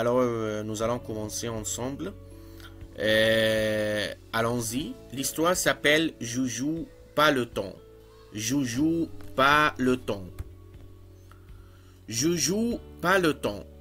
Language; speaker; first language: French; non-native, fluent; Arabic